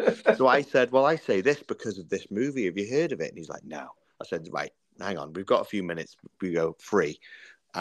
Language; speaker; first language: English; native; English